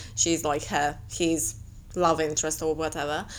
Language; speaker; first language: English; non-native, fluent; Latvian